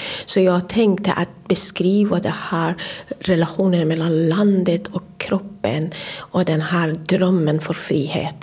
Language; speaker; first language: Swedish; non-native, fluent; Persian